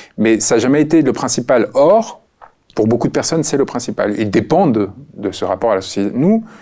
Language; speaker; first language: French; early bilingual, other home language; Spanish